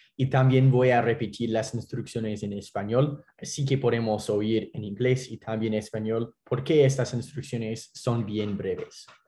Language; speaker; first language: Spanish; non-native, fluent; English